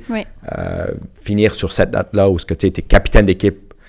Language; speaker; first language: French; native; French